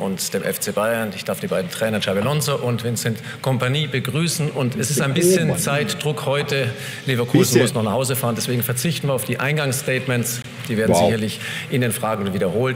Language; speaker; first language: German; native; German